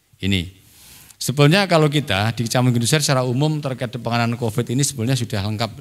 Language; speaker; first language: Indonesian; non-native, local second language; Javanese